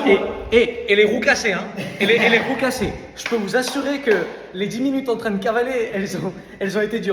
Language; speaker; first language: French; native; French